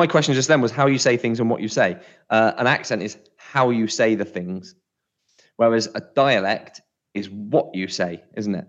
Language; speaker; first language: English; native; English